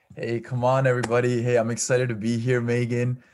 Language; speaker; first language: English; early bilingual, other home language; Spanish